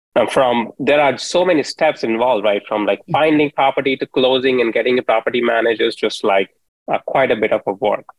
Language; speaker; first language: English; non-native, local second language; Hindi